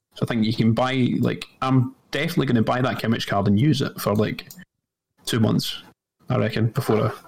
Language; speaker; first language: English; native; English